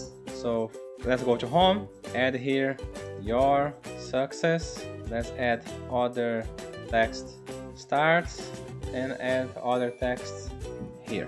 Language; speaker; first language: English; non-native, fluent; Portuguese